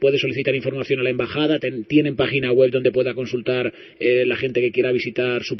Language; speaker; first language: Spanish; native; Spanish